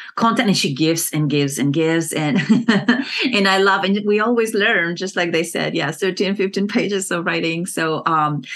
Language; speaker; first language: English; non-native, fluent; Kazakh